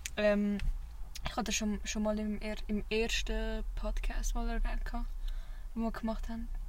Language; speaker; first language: German; early bilingual, other home language; Vietnamese